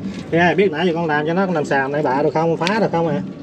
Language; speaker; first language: Vietnamese; early bilingual, other home language; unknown